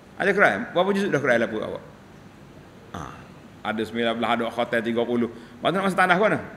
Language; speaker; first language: Malay; native; Malay